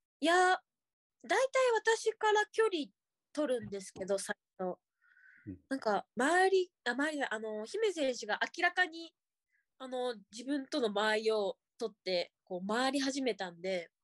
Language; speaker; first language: Japanese; native; Japanese